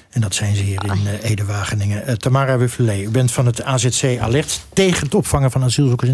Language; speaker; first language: Dutch; native; Dutch